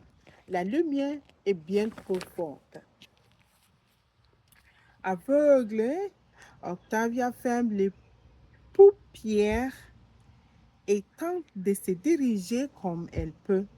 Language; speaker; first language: French; non-native, learner; English